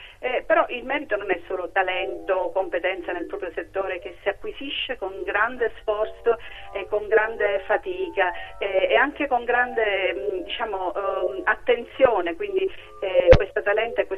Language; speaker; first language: Italian; native; Italian